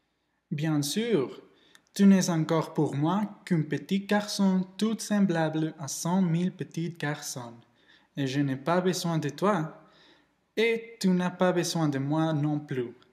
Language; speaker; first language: French; non-native, learner; Spanish